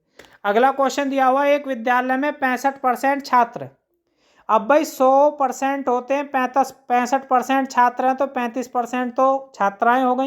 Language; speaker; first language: Hindi; native; Hindi